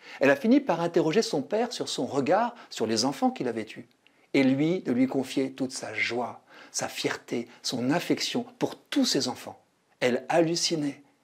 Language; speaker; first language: French; native; French